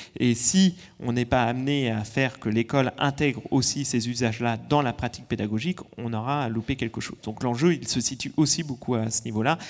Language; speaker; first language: French; native; French